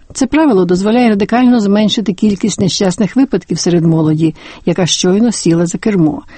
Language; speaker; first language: Ukrainian; native; Ukrainian